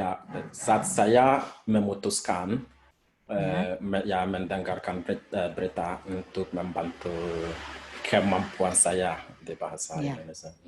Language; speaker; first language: Indonesian; non-native, fluent; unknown